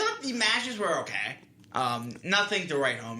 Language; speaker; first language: English; native; English